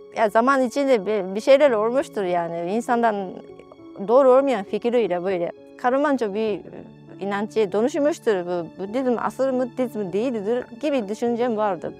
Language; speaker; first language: Turkish; non-native, fluent; Japanese